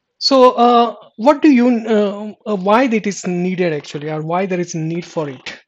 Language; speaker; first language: English; non-native, local second language; Marathi